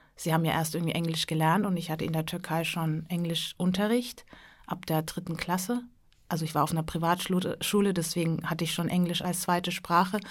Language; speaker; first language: German; early bilingual, other home language; Turkish